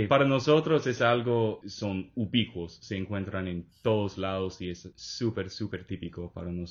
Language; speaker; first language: Spanish; non-native, fluent; English